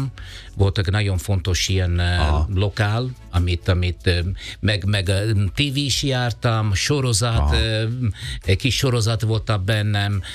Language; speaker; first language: Hungarian; non-native, learner; Italian